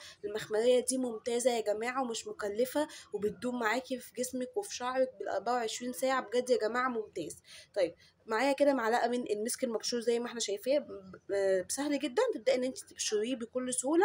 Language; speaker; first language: Arabic; native; Arabic